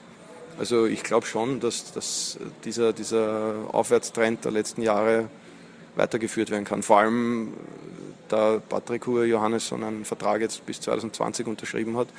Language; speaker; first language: German; native; German